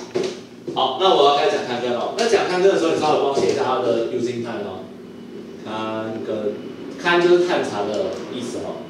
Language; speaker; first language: Chinese; native; Chinese